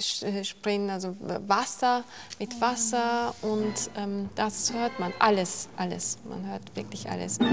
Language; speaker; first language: German; non-native, fluent; Turkish